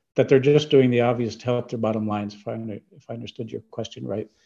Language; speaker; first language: English; native; English